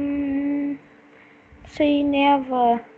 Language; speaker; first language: English; non-native, learner; Vietnamese